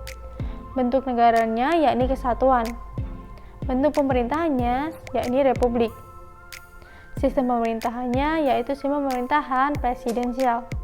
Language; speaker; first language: Indonesian; native; Indonesian